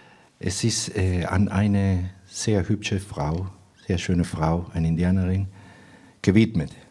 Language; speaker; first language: German; non-native, fluent; Spanish